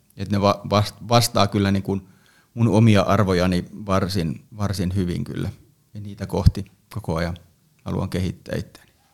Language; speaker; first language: Finnish; native; Finnish